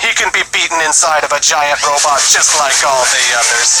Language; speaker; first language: English; native; English